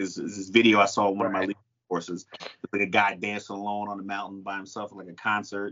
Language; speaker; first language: English; native; English